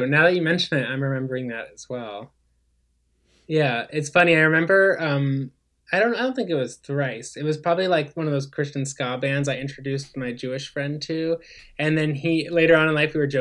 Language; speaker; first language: English; native; English